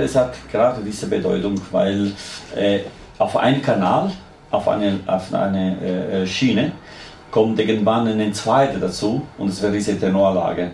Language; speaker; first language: German; non-native, fluent; Italian